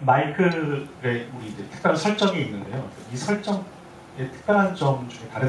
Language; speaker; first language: Korean; native; Korean